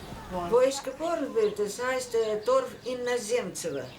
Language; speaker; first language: German; early bilingual, heritage; German